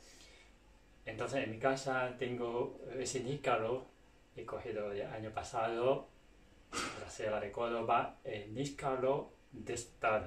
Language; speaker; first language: Spanish; non-native, learner; Chinese